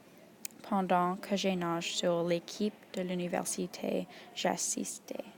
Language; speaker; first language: French; non-native, local second language; English